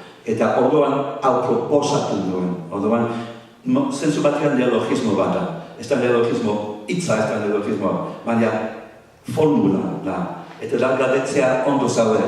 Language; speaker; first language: Basque; non-native, fluent; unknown